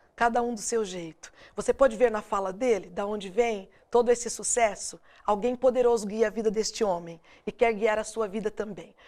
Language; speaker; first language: Portuguese; native; Portuguese